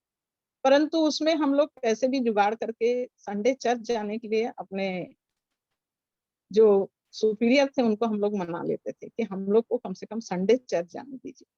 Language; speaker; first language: Hindi; native; Hindi